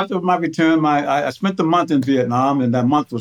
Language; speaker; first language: English; native; English